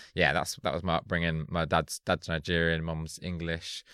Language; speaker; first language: English; native; English